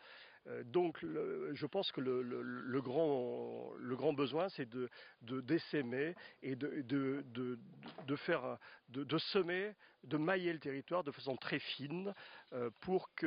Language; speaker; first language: French; native; French